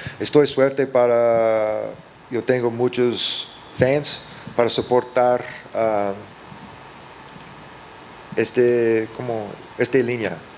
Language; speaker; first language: Spanish; early bilingual, heritage; English